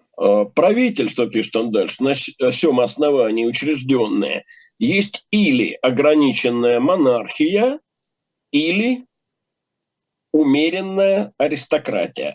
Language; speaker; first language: Russian; native; Russian